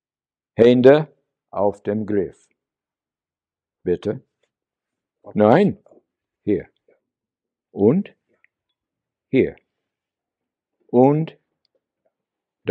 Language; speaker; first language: German; non-native, learner; English